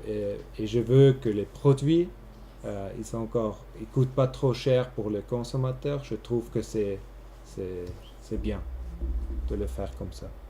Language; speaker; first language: French; non-native, local second language; German